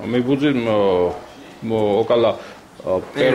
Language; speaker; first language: Russian; non-native, fluent; Georgian